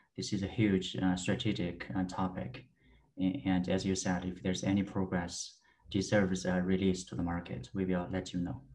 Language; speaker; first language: English; non-native, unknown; Chinese